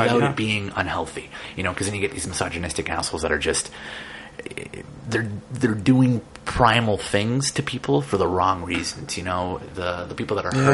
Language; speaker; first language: English; native; English